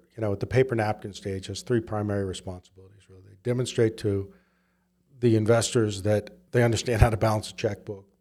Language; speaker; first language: English; native; English